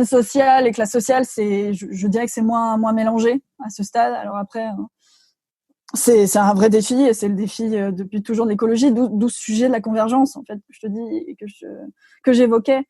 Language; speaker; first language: French; native; French